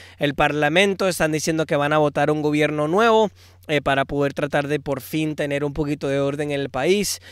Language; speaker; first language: Spanish; early bilingual, heritage; Spanish